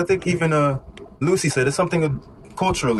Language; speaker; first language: English; native; English